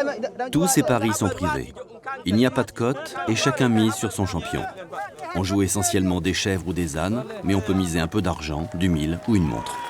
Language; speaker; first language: French; native; French